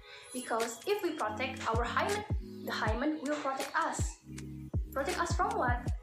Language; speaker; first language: English; non-native, fluent; Indonesian